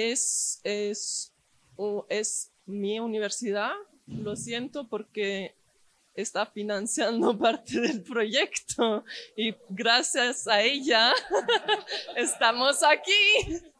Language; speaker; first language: Spanish; non-native, fluent; English